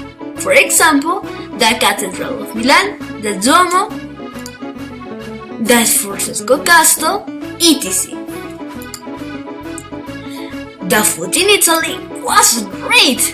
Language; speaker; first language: English; non-native, learner; Spanish